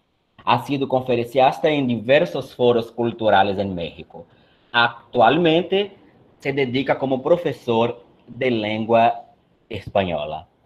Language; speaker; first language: Spanish; non-native, fluent; Portuguese